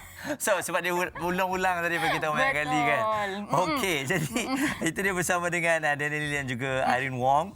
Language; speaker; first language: Malay; native; Malay